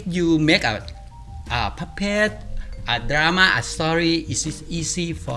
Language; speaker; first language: English; non-native, learner; Thai